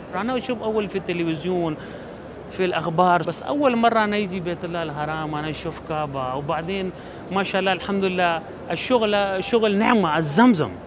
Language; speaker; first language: Arabic; non-native, learner; Urdu